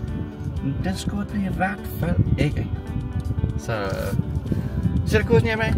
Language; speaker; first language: Danish; native; Danish